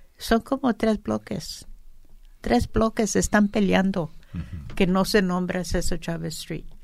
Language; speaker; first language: Spanish; early bilingual, heritage; Spanish